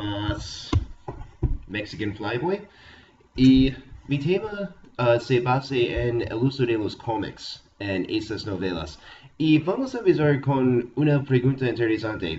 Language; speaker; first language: Spanish; non-native, fluent; English